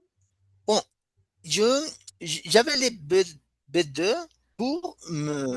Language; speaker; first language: French; non-native, fluent; Spanish